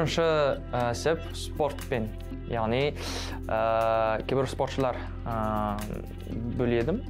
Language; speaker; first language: Kazakh; non-native, learner; French